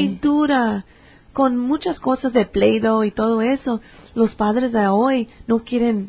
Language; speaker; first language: Spanish; early bilingual, heritage; English